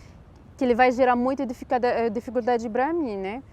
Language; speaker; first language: Portuguese; non-native, fluent; Arabic